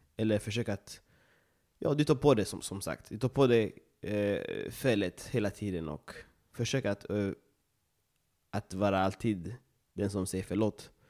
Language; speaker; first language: Swedish; non-native, fluent; Lingala